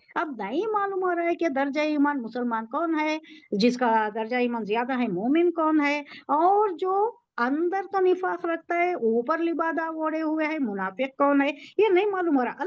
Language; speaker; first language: Urdu; native; Urdu